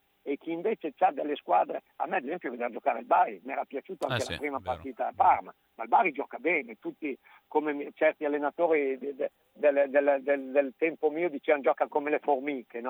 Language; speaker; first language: Italian; native; Italian